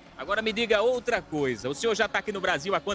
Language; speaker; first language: Portuguese; native; Portuguese